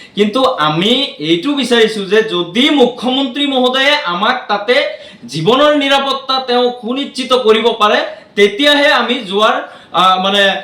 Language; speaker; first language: Assamese; non-native, local second language; Bangla